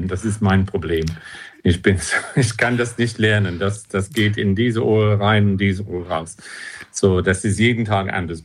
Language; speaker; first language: German; non-native, learner; English